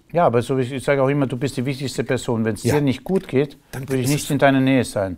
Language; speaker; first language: German; non-native, fluent; Romanian